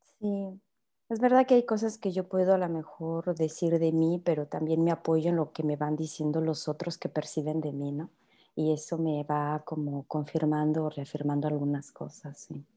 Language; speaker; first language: Spanish; native; Spanish